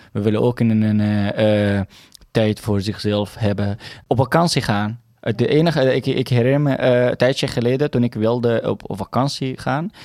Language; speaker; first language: Dutch; non-native, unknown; Arabic